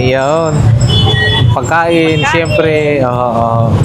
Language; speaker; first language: Filipino; native; Filipino